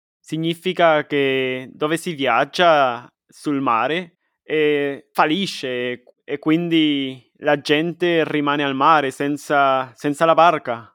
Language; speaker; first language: Italian; non-native, fluent; Spanish